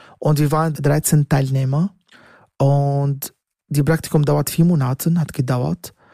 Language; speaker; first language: German; non-native, learner; Arabic